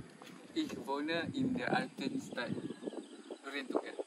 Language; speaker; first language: German; non-native, learner; Malay